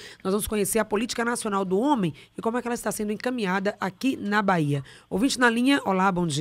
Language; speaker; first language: Portuguese; native; Portuguese